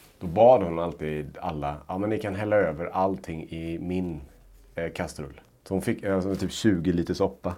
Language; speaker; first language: Swedish; native; Swedish